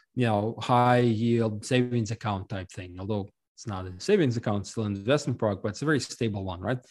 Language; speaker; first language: English; non-native, fluent; Russian